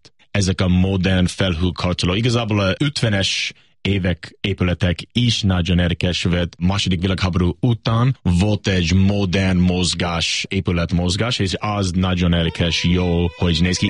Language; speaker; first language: Hungarian; non-native, learner; English